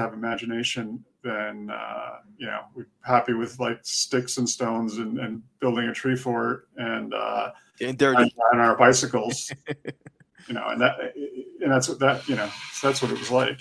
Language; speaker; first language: English; native; English